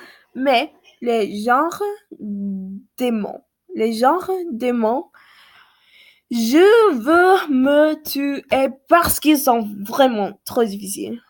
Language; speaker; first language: French; non-native, learner; English